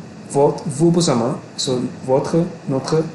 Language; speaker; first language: French; non-native, fluent; Malay